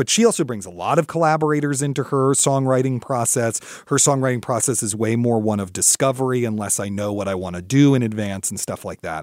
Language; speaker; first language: English; native; English